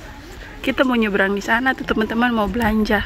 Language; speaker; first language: Indonesian; native; Indonesian